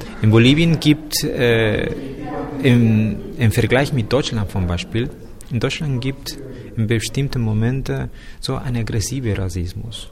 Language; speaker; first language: German; non-native, fluent; Spanish